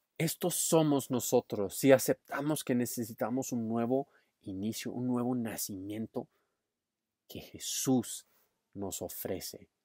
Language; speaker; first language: Spanish; non-native, fluent; English